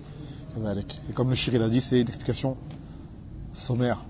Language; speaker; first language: Arabic; non-native, fluent; French